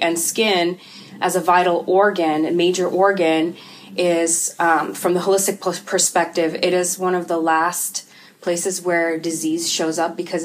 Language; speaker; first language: English; early bilingual, other home language; Russian